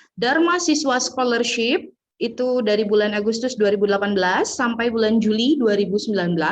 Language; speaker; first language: Indonesian; native; Indonesian